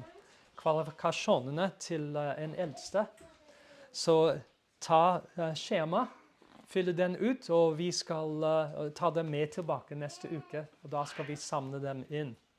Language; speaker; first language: Norwegian; non-native, fluent; English